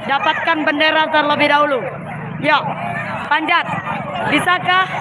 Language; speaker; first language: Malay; non-native, local second language; Minangkabau